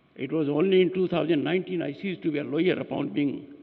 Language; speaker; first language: English; non-native, local second language; Hindi